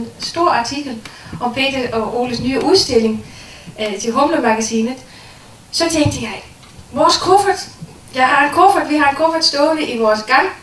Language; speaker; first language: Danish; non-native, fluent; Dutch